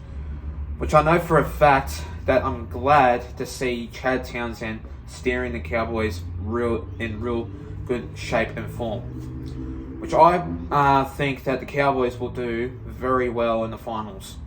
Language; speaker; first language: English; native; English